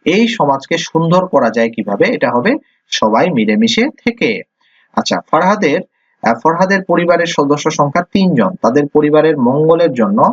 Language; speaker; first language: Bangla; native; Bangla